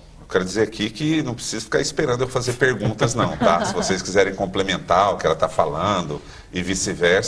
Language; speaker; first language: Portuguese; native; Portuguese